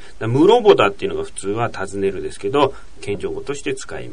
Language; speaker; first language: Japanese; native; Japanese